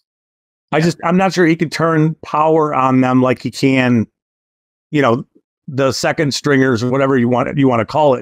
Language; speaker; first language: English; native; English